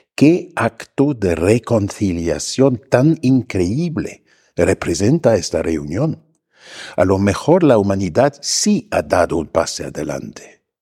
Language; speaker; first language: Spanish; non-native, fluent; German